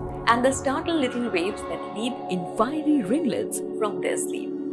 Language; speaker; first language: English; non-native, local second language; Bangla